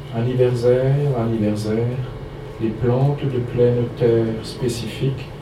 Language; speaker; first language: French; native; French